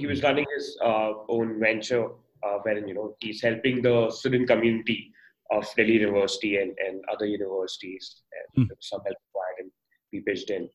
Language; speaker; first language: English; non-native, local second language; Hindi